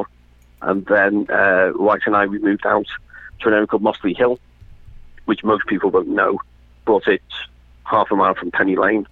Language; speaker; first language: English; native; English